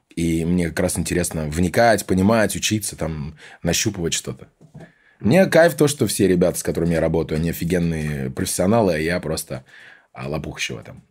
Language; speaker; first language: Russian; early bilingual, heritage; Russian